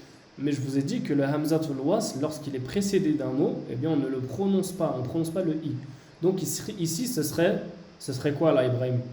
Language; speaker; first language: French; native; French